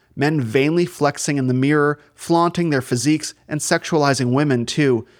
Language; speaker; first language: English; native; English